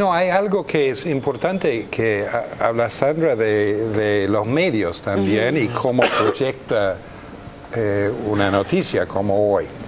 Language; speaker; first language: Spanish; non-native, fluent; English